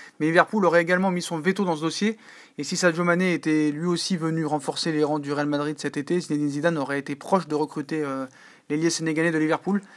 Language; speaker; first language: French; native; French